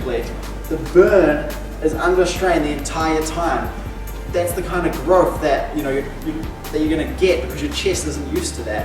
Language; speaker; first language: English; native; English